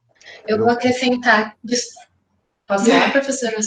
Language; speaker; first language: Portuguese; native; Portuguese